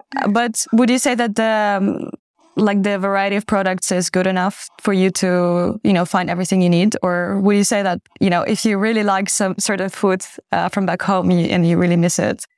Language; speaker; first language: English; non-native, fluent; Ukrainian